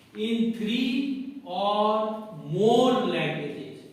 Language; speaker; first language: English; non-native, local second language; Hindi